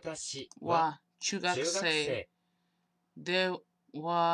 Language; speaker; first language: Japanese; non-native, learner; English